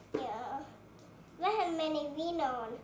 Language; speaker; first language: Finnish; early bilingual, heritage; English